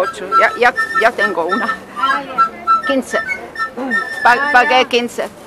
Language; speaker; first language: Spanish; non-native, learner; English